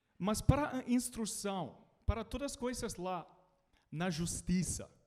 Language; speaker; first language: Portuguese; non-native, learner; English